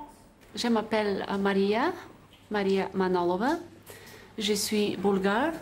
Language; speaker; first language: French; non-native, learner; Bulgarian